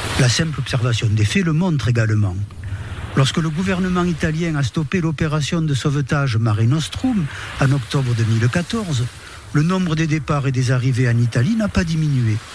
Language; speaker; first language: French; native; French